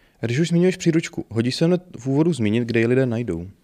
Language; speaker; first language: Czech; native; Czech